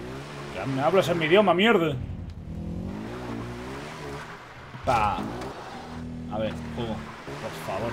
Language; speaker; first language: Spanish; native; Spanish